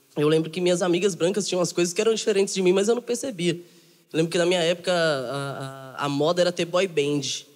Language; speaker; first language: Portuguese; native; Portuguese